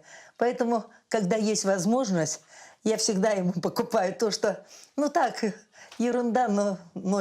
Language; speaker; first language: Russian; non-native, local second language; Azerbaijani